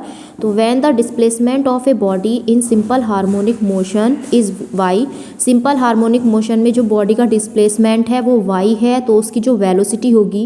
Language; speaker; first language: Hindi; native; Hindi